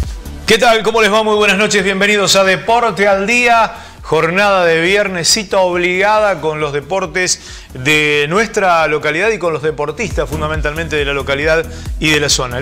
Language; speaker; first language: Spanish; native; Spanish